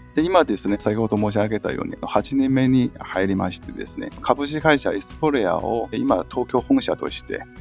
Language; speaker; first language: Japanese; non-native, fluent; Chinese